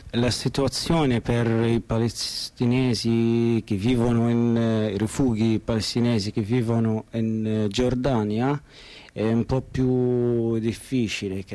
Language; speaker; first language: Italian; non-native, learner; Arabic